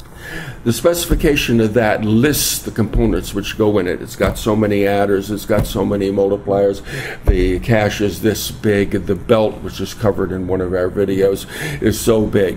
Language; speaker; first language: English; native; English